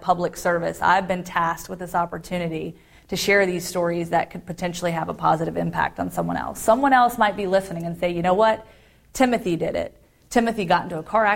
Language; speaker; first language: English; native; English